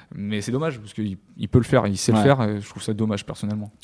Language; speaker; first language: French; native; French